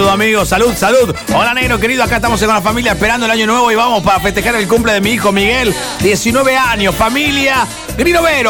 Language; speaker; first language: Spanish; native; Spanish